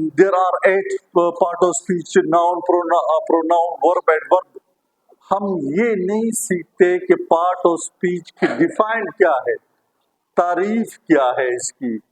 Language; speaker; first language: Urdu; non-native, local second language; Pashto